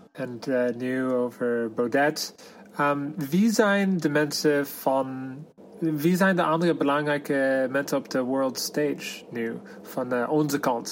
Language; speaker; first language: Dutch; non-native, fluent; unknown